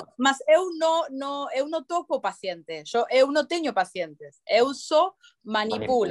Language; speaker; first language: Portuguese; non-native, learner; Spanish